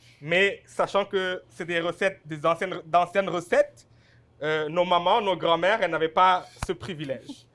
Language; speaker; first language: French; non-native, local second language; Wolof